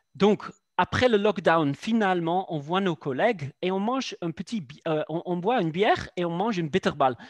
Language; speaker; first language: French; non-native, fluent; Dutch